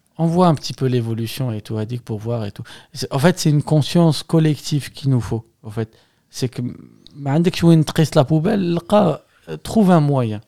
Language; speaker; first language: French; non-native, local second language; Arabic